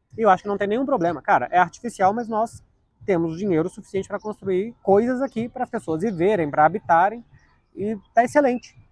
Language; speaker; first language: Portuguese; native; Portuguese